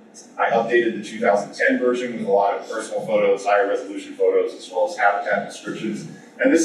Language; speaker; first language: English; native; English